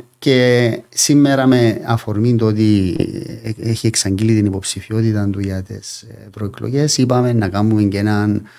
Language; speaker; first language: Greek; native; Greek